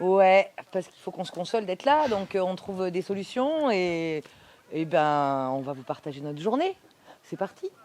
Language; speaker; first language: French; native; French